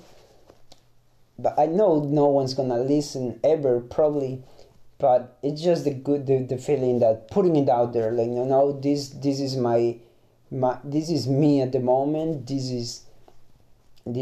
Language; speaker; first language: English; non-native, fluent; Spanish